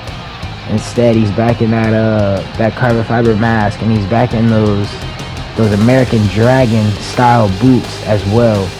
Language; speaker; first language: English; native; English